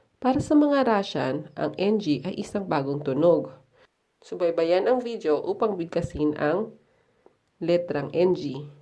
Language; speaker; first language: Filipino; native; Filipino